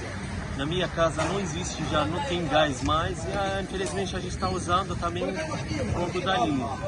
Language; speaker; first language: Portuguese; non-native, fluent; Arabic